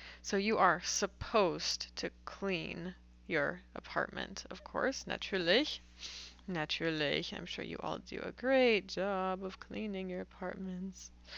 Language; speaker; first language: English; native; English